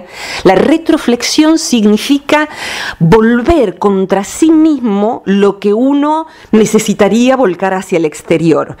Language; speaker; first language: Spanish; native; Spanish